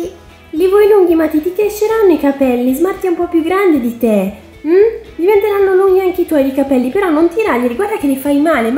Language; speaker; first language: Italian; native; Italian